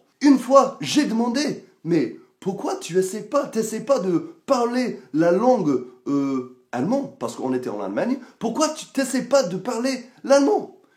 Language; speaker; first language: French; non-native, fluent; English